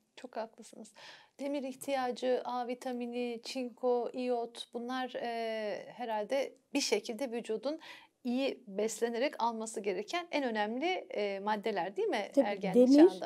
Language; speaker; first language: Turkish; native; Turkish